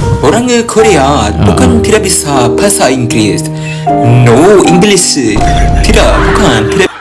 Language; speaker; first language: Indonesian; non-native, learner; Korean